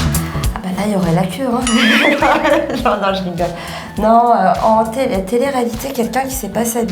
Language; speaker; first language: French; native; French